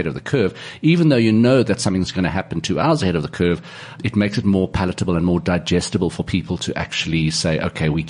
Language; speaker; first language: English; native; English